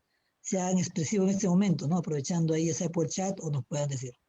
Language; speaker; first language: Spanish; native; Spanish